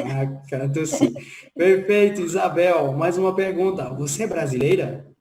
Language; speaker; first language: Portuguese; non-native, fluent; Spanish